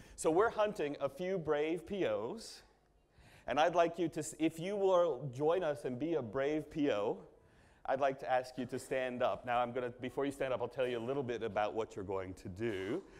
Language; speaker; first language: English; native; English